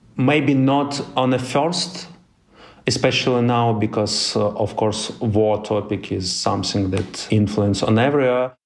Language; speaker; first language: English; non-native, fluent; Ukrainian